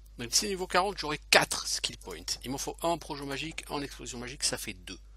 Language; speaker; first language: French; native; French